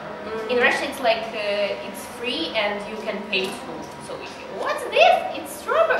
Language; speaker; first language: English; non-native, learner; Russian